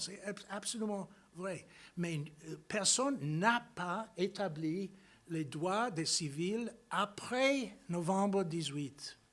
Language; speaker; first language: French; non-native, fluent; English